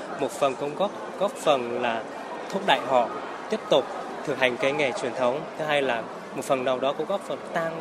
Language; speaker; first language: Vietnamese; non-native, local second language; Hmong